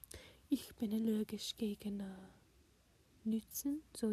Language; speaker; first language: German; non-native, learner; English